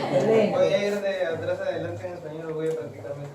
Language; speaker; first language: Spanish; native; Spanish